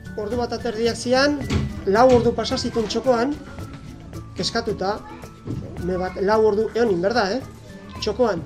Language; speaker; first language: Basque; native; Basque